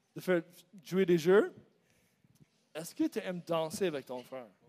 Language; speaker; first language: French; non-native, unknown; English